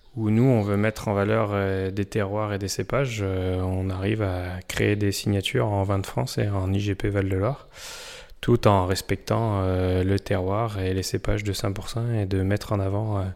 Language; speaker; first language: French; native; French